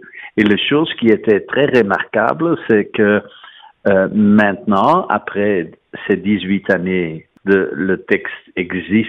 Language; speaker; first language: French; non-native, fluent; Dutch